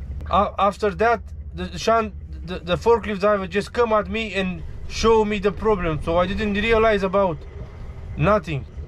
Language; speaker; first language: English; non-native, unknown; Romanian